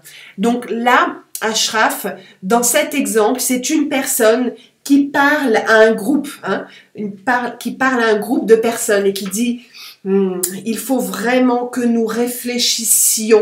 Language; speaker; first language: French; native; French